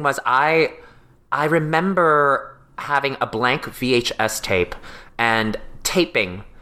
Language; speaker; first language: English; native; English